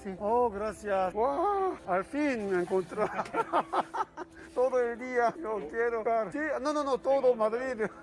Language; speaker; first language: Spanish; non-native, learner; Korean